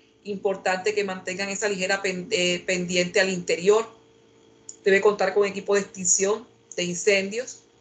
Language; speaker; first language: Spanish; native; Spanish